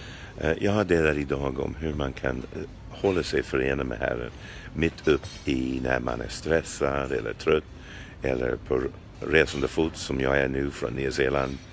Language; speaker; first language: Swedish; non-native, fluent; English